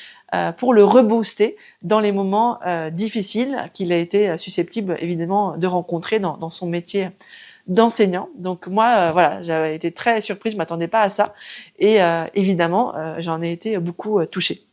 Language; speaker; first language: French; native; French